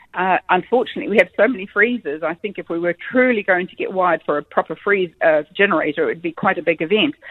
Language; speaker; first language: English; native; English